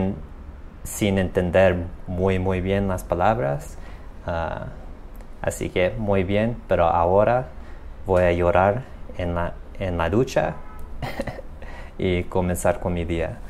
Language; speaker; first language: Spanish; non-native, learner; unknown